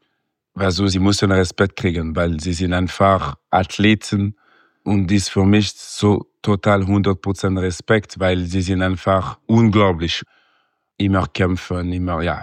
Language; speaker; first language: German; non-native, local second language; French